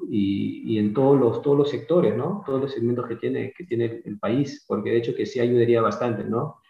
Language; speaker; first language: Spanish; early bilingual, other home language; English